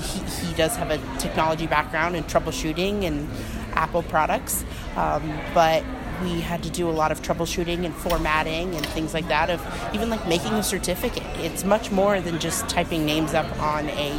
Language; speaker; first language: English; native; English